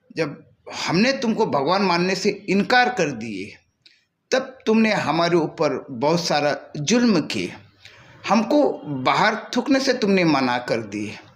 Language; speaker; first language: Hindi; non-native, local second language; Marathi